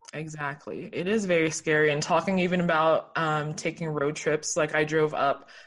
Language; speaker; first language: English; early bilingual, other home language; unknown